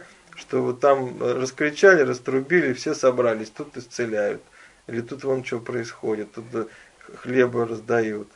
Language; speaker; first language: Russian; native; Russian